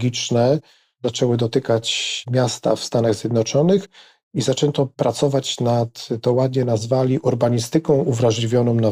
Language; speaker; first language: Polish; native; Polish